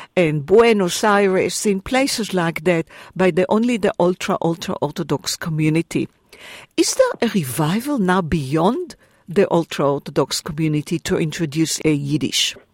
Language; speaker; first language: English; non-native, fluent; Hebrew